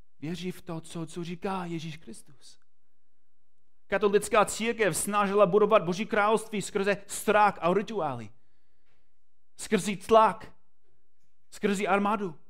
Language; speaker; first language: Czech; non-native, fluent; English